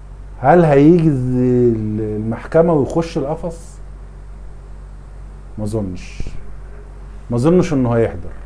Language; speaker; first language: Arabic; native; Arabic